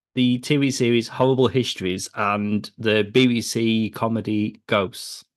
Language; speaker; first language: English; native; English